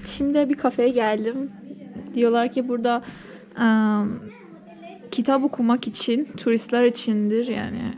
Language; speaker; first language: Turkish; non-native, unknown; Persian